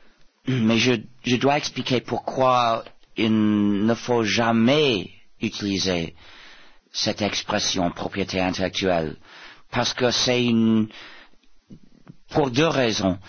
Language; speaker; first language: French; non-native, fluent; English